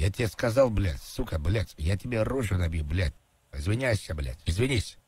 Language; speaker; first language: Russian; native; Russian